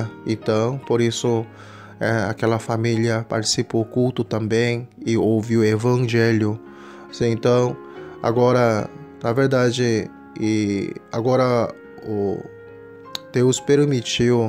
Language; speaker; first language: Portuguese; non-native, fluent; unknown